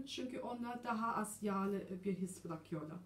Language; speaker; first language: Turkish; early bilingual, heritage; German